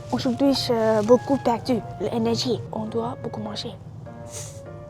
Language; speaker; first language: French; non-native, learner; Thai